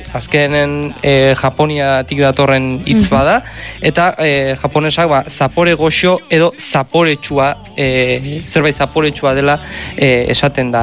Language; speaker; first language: Basque; native; Basque